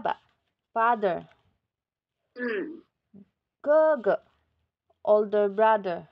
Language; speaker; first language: English; non-native, local second language; Filipino